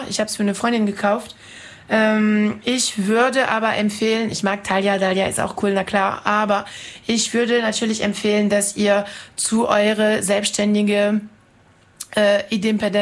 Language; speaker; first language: German; non-native, fluent; French